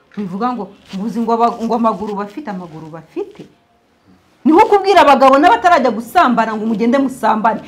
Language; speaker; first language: Kinyarwanda; early bilingual, heritage; Kinyarwanda